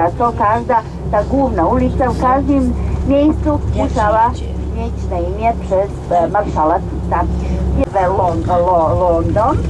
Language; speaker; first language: Polish; non-native, learner; Serbian